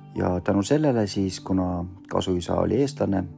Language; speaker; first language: Estonian; early bilingual, other home language; Russian